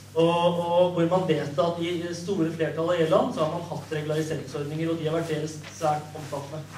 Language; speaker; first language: Norwegian; native; Norwegian